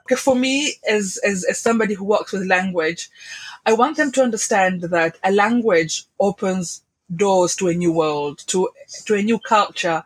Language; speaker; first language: English; non-native, local second language; Swahili